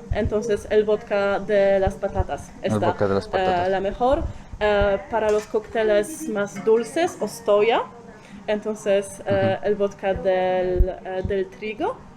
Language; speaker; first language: Spanish; non-native, fluent; Polish